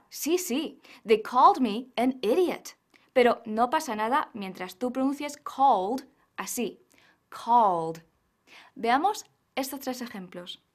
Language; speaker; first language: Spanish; native; Spanish